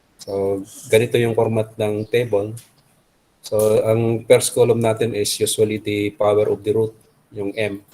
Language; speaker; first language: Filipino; native; Filipino